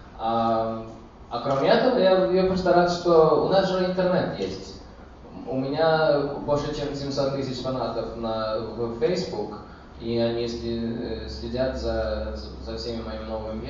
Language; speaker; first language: Russian; early bilingual, heritage; Russian